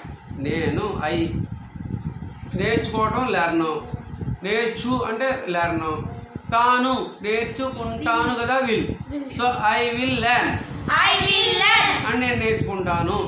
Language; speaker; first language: Telugu; native; Telugu